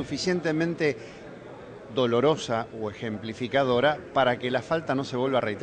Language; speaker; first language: Spanish; native; Spanish